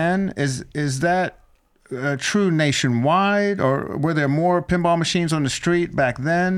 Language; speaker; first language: English; native; English